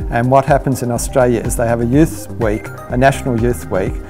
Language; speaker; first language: English; native; English